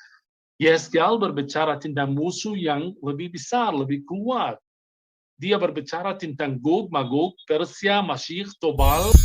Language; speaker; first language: Indonesian; non-native, fluent; Hebrew